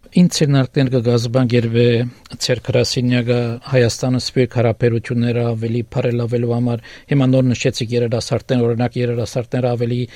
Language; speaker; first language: Armenian; early bilingual, heritage; Armenian